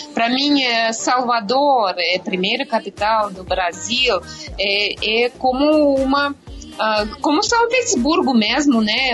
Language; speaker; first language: Portuguese; non-native, learner; Russian